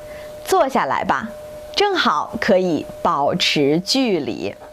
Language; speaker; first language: Chinese; native; Chinese